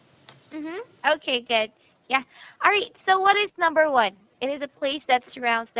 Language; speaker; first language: English; non-native, fluent; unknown